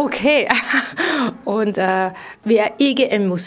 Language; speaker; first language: Danish; non-native, learner; German